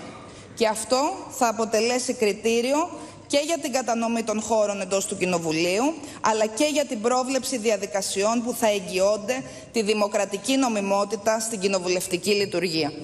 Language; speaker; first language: Greek; native; Greek